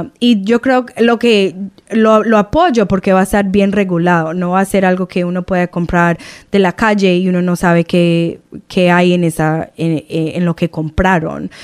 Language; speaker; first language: Spanish; early bilingual, heritage; Spanish